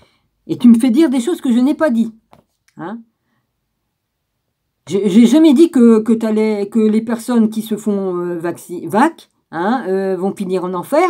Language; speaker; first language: French; native; French